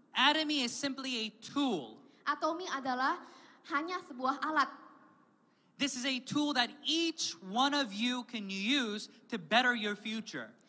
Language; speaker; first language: English; native; English